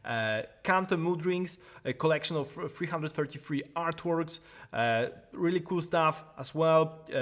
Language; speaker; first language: English; non-native, fluent; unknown